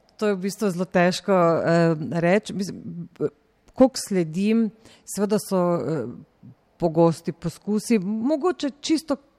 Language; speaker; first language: Slovenian; native; Slovenian